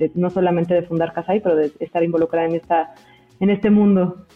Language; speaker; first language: Spanish; native; Spanish